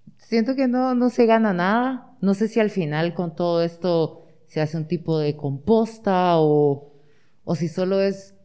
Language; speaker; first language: Spanish; native; Spanish